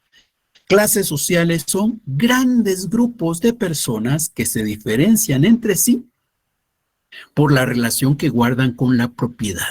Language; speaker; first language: Spanish; native; Spanish